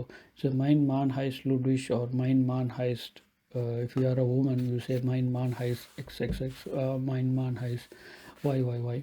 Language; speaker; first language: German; non-native, fluent; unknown